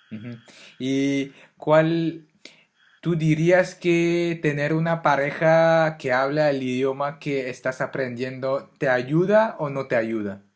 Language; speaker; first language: Spanish; non-native, fluent; French